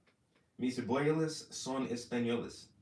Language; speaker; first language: Spanish; non-native, learner; English